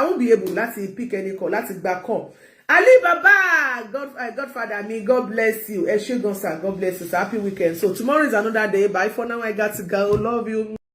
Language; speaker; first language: English; non-native, local second language; Yoruba